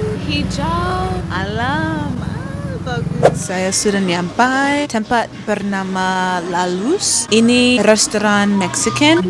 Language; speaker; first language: Indonesian; non-native, learner; English